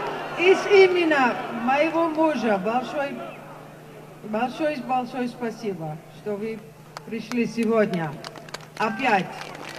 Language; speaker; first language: Russian; non-native, learner; Dutch